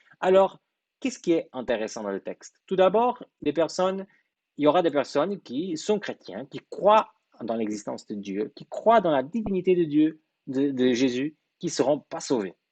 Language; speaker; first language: French; non-native, fluent; Portuguese